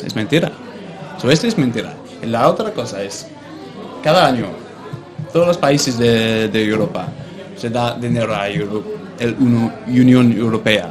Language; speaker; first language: Spanish; non-native, fluent; English